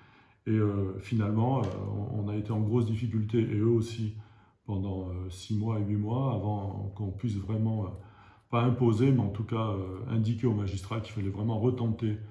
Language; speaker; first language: French; native; French